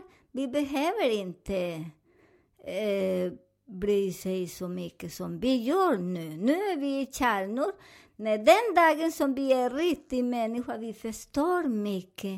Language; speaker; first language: Swedish; non-native, learner; Spanish